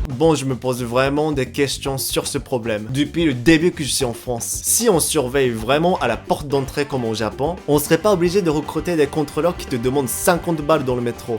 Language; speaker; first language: French; non-native, fluent; Japanese